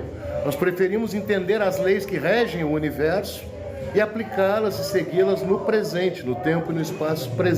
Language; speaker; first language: Portuguese; native; Portuguese